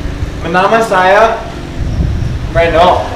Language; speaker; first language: Indonesian; early bilingual, other home language; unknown